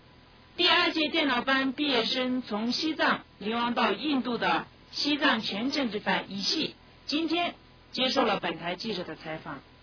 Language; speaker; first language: Chinese; native; Chinese